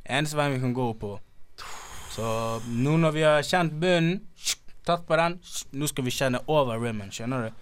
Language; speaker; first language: Norwegian; early bilingual, other home language; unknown